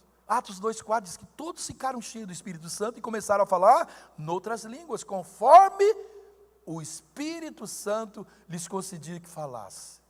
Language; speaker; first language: Portuguese; native; Portuguese